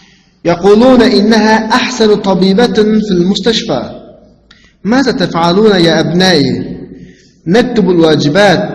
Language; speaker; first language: Arabic; non-native, fluent; Uzbek